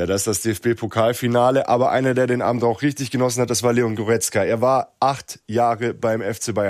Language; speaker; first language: German; native; German